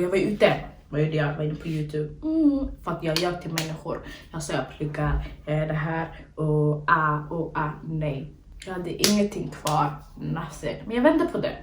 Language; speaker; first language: Swedish; early bilingual, other home language; Somali